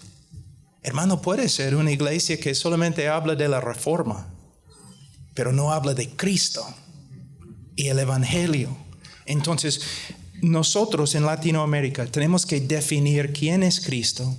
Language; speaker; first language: Spanish; non-native, fluent; English